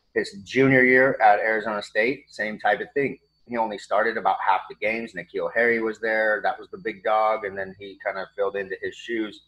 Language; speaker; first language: English; native; English